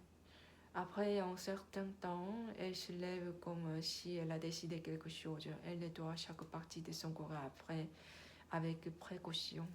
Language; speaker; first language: French; non-native, learner; Korean